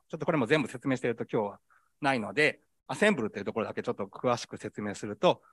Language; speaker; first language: Japanese; native; Japanese